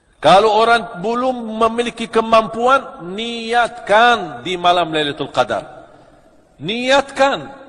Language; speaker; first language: Malay; non-native, fluent; Arabic